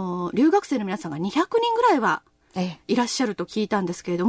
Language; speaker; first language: Japanese; native; Japanese